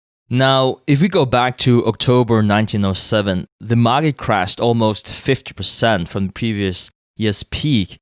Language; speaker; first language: English; non-native, fluent; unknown